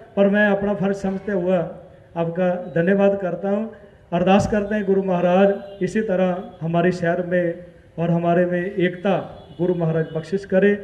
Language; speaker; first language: Hindi; non-native, local second language; Punjabi